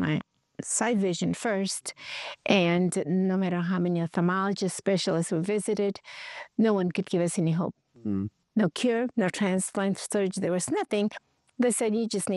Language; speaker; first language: English; non-native, fluent; Spanish